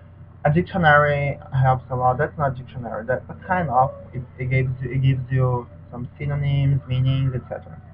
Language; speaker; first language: English; non-native, learner; Portuguese